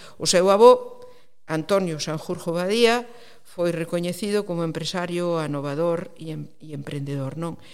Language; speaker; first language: Galician; non-native, local second language; Spanish